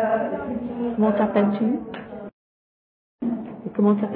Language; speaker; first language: French; non-native, learner; English